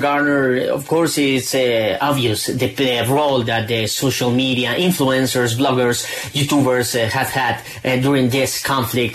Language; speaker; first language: English; non-native, fluent; Spanish